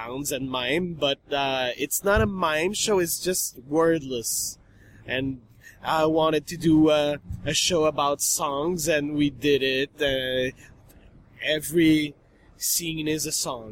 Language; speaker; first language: English; non-native, fluent; French